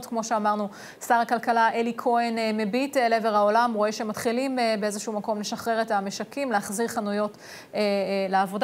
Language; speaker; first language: Hebrew; native; Hebrew